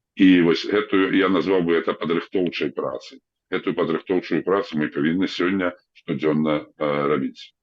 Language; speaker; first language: Belarusian; non-native, local second language; Russian